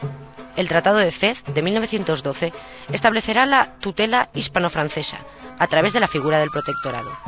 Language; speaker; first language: Spanish; native; Spanish